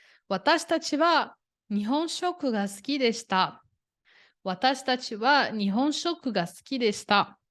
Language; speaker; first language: Japanese; non-native, fluent; Portuguese